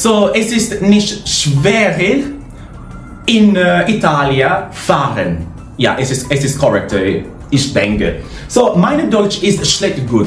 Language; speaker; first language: German; non-native, learner; English